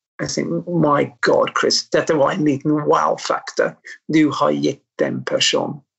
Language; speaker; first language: Norwegian; non-native, fluent; English